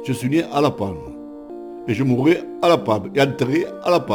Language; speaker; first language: French; native; French